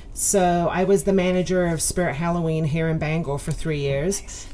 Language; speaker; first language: English; native; English